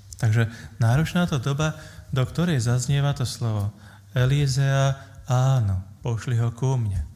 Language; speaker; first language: Slovak; native; Slovak